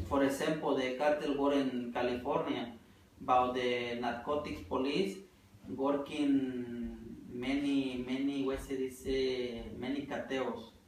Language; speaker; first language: English; non-native, learner; Spanish